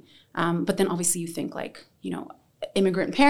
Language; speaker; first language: English; native; English